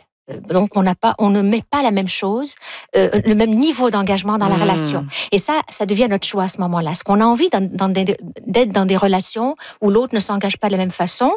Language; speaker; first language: French; native; French